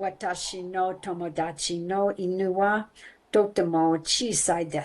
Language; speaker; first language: Japanese; non-native, learner; English